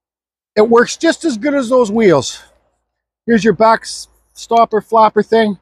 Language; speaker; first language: English; native; English